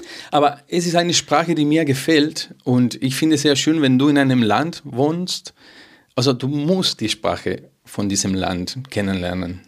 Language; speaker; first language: German; non-native, fluent; Spanish